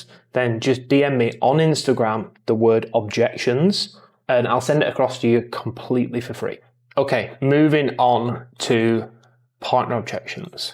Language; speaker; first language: English; native; English